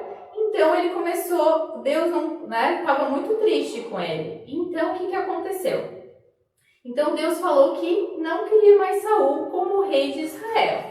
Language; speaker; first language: Portuguese; native; Portuguese